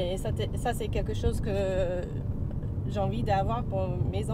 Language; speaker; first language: French; non-native, learner; English